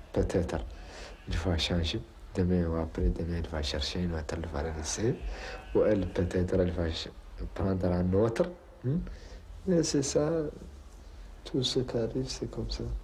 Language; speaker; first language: French; non-native, learner; Arabic